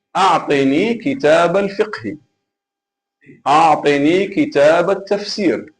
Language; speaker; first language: Arabic; non-native, fluent; Malay